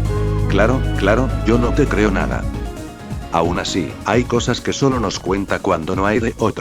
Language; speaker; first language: Spanish; native; Spanish